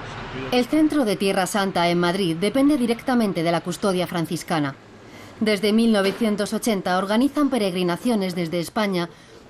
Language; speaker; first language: Spanish; native; Spanish